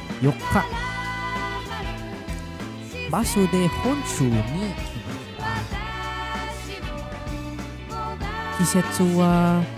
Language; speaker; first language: Japanese; non-native, learner; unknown